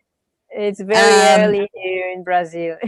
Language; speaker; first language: English; non-native, fluent; Portuguese